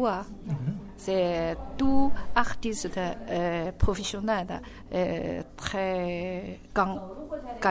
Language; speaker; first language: French; non-native, learner; Chinese